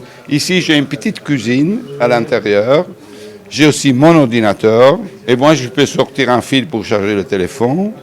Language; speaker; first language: French; non-native, fluent; Italian